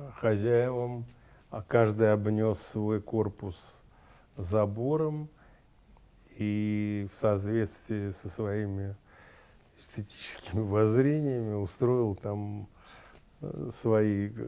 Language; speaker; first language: Russian; native; Russian